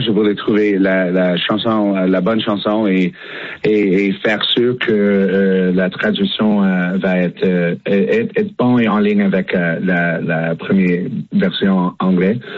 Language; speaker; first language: French; non-native, learner; English